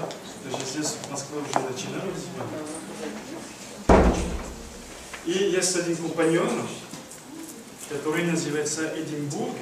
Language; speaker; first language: Russian; non-native, learner; French